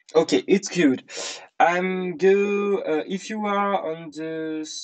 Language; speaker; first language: English; non-native, learner; French